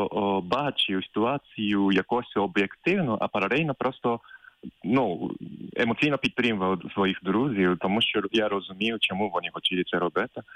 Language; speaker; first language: Ukrainian; non-native, fluent; Japanese